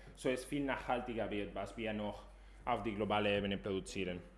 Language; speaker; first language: German; non-native, fluent; Spanish